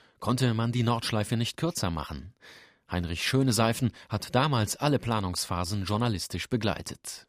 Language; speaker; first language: German; native; German